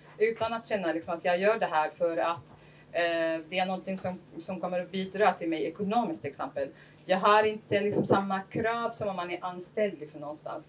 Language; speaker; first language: Swedish; non-native, fluent; Arabic